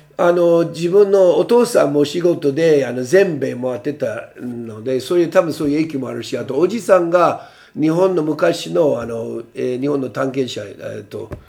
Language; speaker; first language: Japanese; non-native, fluent; English